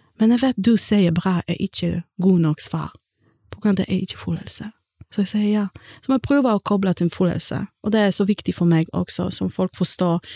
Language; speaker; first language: Norwegian; non-native, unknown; Polish